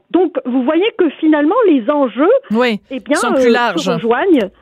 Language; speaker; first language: French; non-native, local second language; Arabic